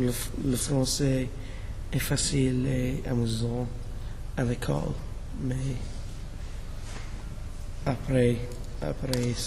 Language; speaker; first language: French; non-native, learner; English